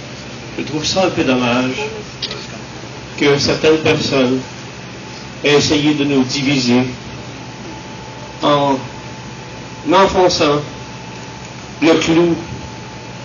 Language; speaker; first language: French; native; French